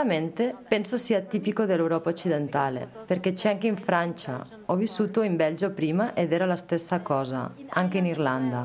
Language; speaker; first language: Italian; non-native, fluent; Polish